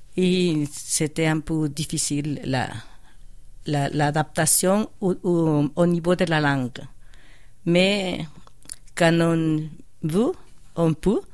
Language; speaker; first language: French; non-native, fluent; Spanish